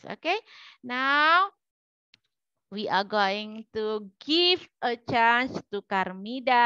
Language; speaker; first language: English; non-native, learner; Indonesian